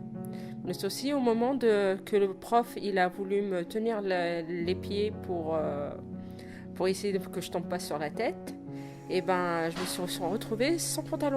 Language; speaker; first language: French; native; French